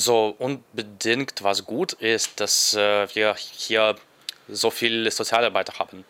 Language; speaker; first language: German; non-native, fluent; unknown